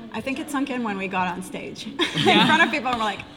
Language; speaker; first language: English; non-native, fluent; Hebrew